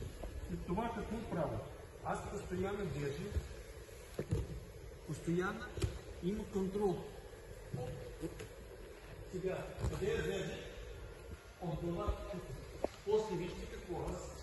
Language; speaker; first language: Bulgarian; non-native, learner; Russian